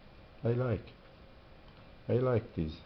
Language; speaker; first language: English; non-native, learner; French